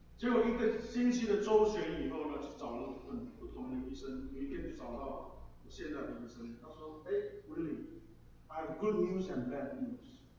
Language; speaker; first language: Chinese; non-native, local second language; English